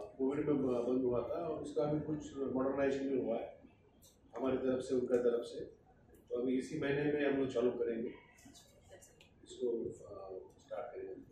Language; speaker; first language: Hindi; non-native, local second language; Bangla